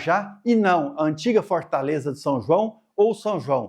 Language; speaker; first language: Portuguese; native; Portuguese